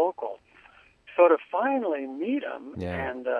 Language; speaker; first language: English; native; English